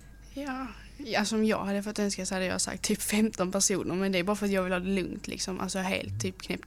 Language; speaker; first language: Swedish; native; Swedish